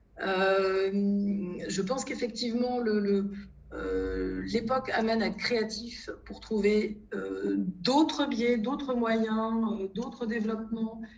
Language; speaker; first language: French; native; French